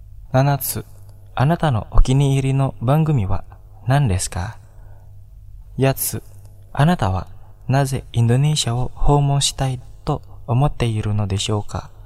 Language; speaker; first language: Japanese; non-native, fluent; Indonesian